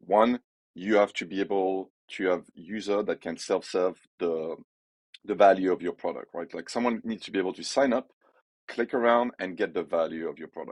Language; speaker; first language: English; non-native, fluent; French